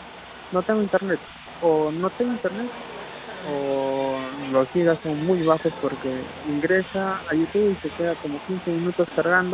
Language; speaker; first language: Spanish; native; Spanish